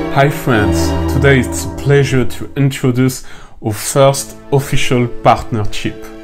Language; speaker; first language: English; non-native, fluent; French